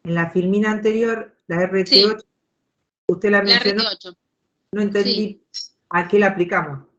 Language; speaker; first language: Spanish; native; Spanish